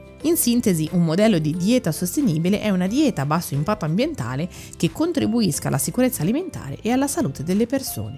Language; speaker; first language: Italian; native; Italian